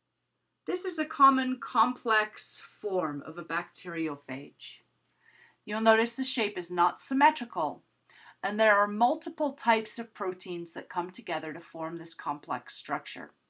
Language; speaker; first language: English; native; English